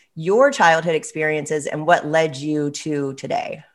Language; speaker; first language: English; native; English